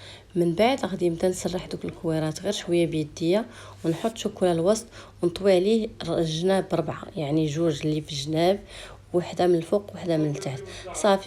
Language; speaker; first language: Arabic; native; Arabic